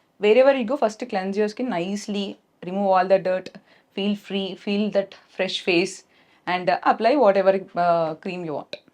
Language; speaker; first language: English; non-native, local second language; Telugu